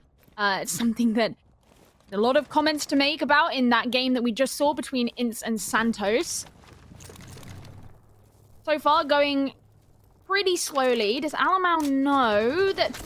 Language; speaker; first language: English; native; English